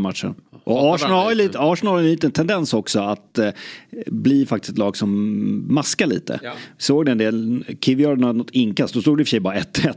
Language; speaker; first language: Swedish; native; Swedish